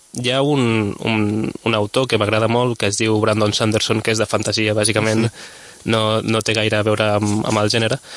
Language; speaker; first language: Catalan; non-native, local second language; Spanish